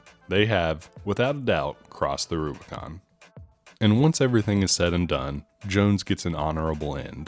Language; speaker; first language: English; native; English